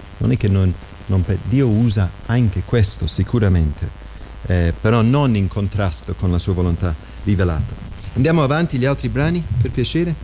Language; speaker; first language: Italian; non-native, fluent; English